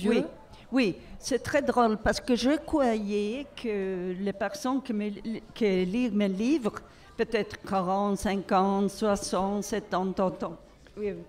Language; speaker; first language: French; non-native, learner; Swedish